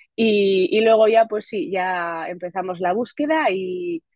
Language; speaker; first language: Spanish; native; Spanish